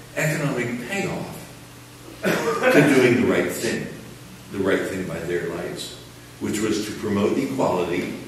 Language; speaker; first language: English; native; English